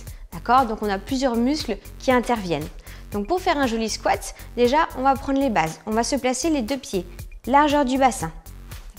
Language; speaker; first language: French; native; French